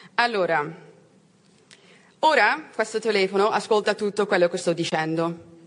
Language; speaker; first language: Italian; non-native, learner; Dutch